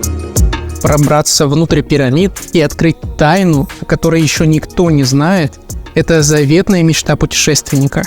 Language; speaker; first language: Russian; native; Russian